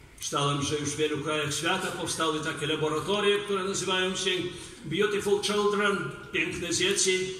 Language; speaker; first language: Polish; non-native, fluent; Belarusian